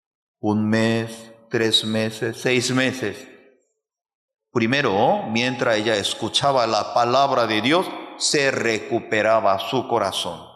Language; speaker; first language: Spanish; non-native, fluent; Korean